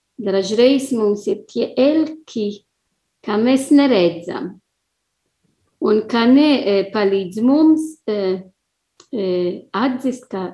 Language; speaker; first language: Latvian; non-native, learner; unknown